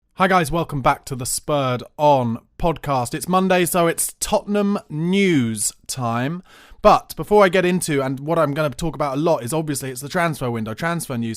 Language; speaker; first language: English; native; English